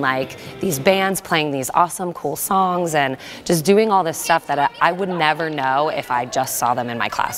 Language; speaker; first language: English; native; English